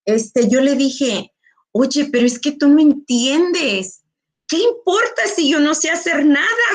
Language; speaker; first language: Spanish; early bilingual, heritage; Spanish